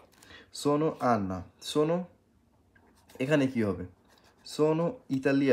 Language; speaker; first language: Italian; non-native, fluent; Bangla